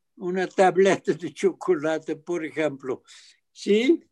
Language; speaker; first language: Spanish; non-native, fluent; Dutch